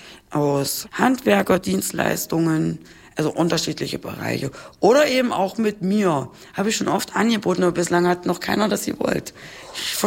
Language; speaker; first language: German; native; German